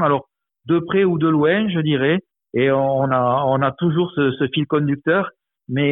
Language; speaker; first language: French; native; French